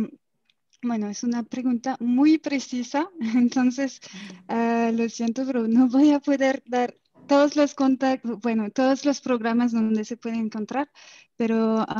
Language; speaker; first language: Spanish; non-native, fluent; French